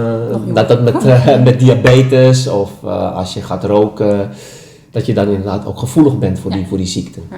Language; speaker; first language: Dutch; non-native, fluent; Indonesian